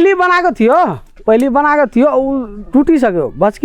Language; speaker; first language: Nepali; non-native, local second language; Maithili